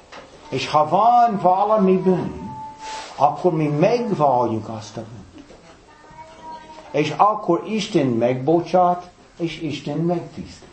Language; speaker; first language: Hungarian; non-native, fluent; English